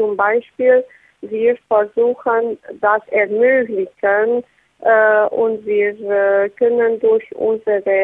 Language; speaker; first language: German; non-native, fluent; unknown